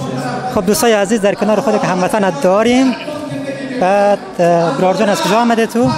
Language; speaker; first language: Persian; native; Persian